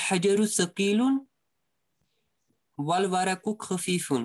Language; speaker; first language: Arabic; non-native, learner; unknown